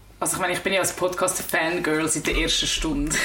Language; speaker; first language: German; native; German